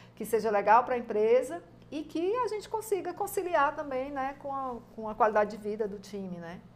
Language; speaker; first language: Portuguese; native; Portuguese